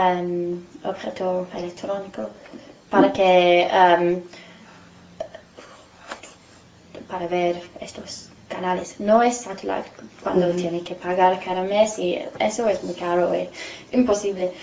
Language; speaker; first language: Spanish; non-native, fluent; English